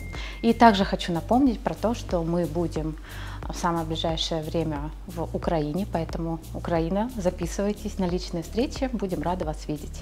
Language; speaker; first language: Russian; native; Russian